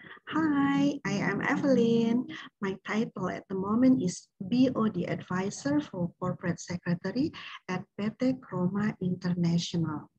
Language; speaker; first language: English; non-native, fluent; Minangkabau